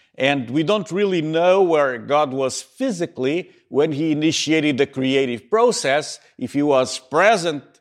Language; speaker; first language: English; native; English